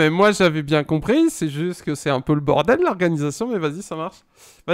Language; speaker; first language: French; native; French